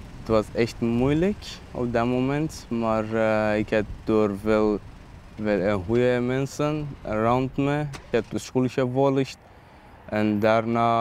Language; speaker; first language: Dutch; non-native, learner; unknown